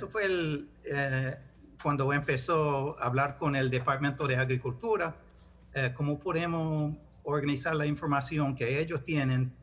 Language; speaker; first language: Spanish; non-native, fluent; English